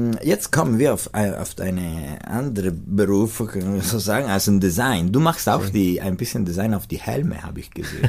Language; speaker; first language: German; non-native, local second language; Italian